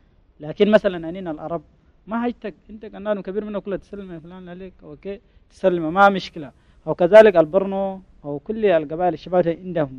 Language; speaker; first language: Arabic; native; Arabic